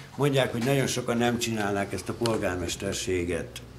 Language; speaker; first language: Hungarian; native; Hungarian